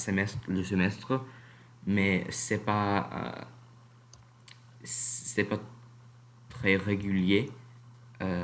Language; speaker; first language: French; non-native, learner; English